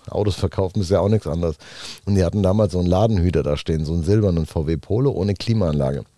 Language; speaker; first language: German; native; German